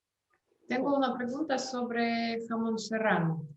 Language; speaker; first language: Spanish; non-native, fluent; Russian